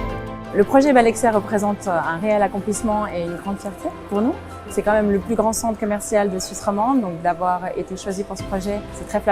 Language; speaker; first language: French; native; French